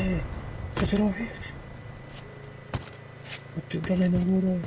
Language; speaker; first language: Polish; non-native, learner; Croatian